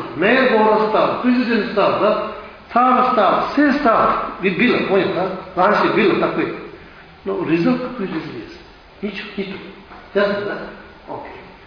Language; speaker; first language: Russian; non-native, learner; Tibetan